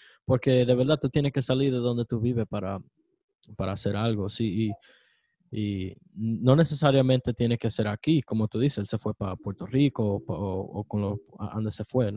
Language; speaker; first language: Spanish; early bilingual, heritage; Spanish